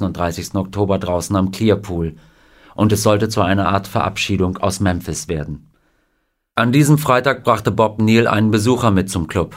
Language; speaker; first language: German; native; German